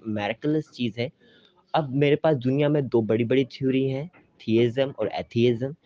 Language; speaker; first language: Urdu; native; Urdu